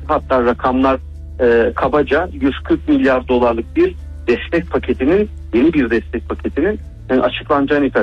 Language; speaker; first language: Turkish; native; Turkish